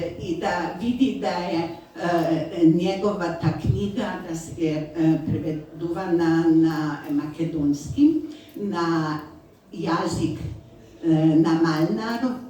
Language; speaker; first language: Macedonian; non-native, learner; Slovenian